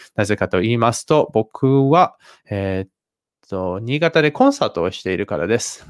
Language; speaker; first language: Japanese; native; Japanese